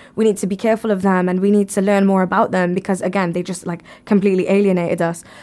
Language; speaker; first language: English; native; English